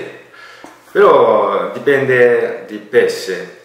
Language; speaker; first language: Italian; non-native, learner; Japanese